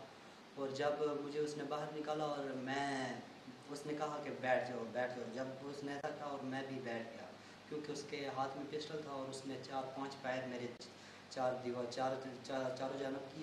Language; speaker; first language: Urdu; non-native, local second language; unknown